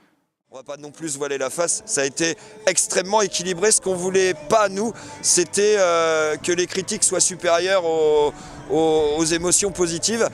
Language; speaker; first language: French; native; French